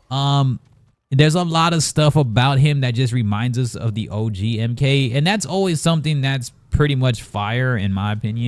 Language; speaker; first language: English; native; English